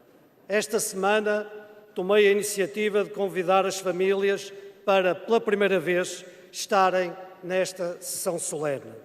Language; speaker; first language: Portuguese; native; Portuguese